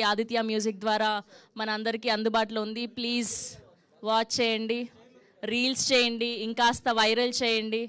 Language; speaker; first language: Telugu; native; Telugu